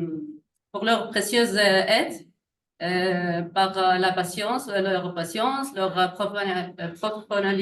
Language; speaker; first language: French; non-native, learner; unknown